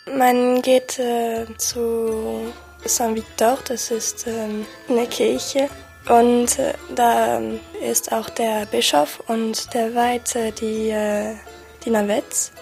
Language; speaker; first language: German; non-native, fluent; French